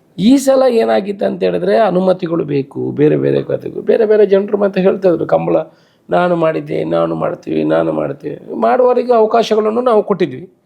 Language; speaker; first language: Kannada; non-native, local second language; Tulu